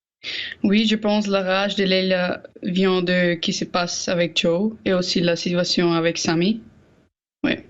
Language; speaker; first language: French; non-native, learner; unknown